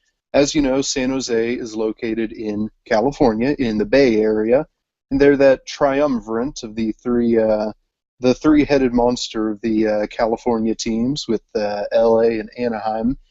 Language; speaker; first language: English; native; English